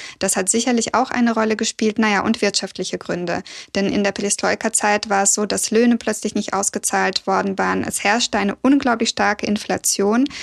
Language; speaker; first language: German; early bilingual, other home language; Russian